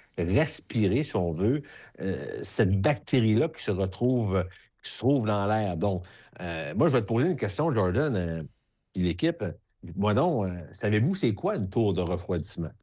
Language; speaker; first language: French; native; French